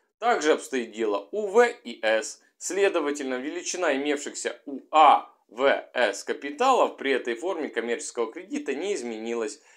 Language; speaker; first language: Russian; native; Russian